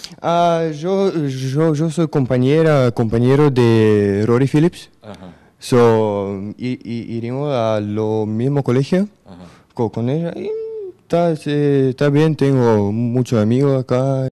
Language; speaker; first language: Spanish; non-native, learner; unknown